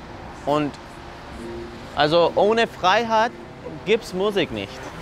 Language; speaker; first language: German; non-native, fluent; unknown